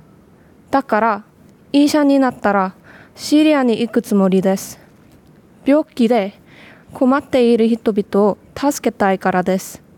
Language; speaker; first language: Japanese; non-native, learner; English